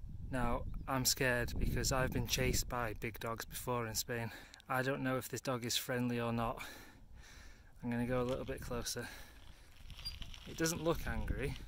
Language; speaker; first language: English; native; English